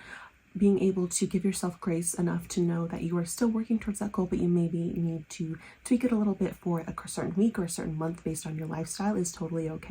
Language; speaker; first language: English; native; English